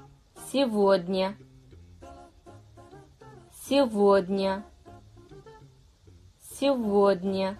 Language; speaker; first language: Russian; non-native, fluent; Kazakh